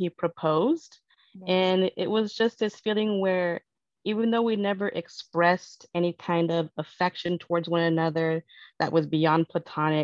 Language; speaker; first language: English; early bilingual, other home language; Spanish